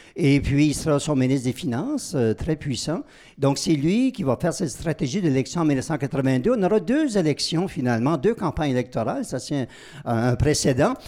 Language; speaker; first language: French; native; French